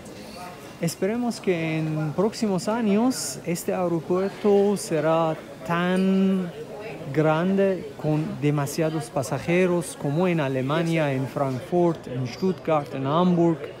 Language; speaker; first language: Spanish; non-native, fluent; German